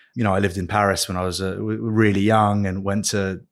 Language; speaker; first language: English; early bilingual, other home language; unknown